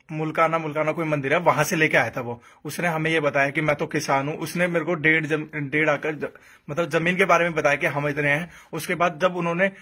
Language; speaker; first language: Hindi; native; Hindi